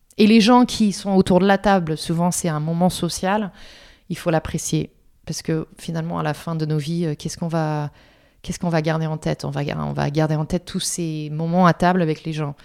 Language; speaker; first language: French; non-native, fluent; English